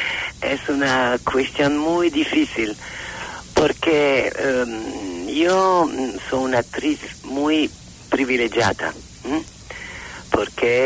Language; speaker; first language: Spanish; non-native, learner; Italian